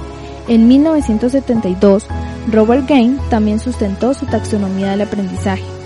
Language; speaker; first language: Spanish; native; Spanish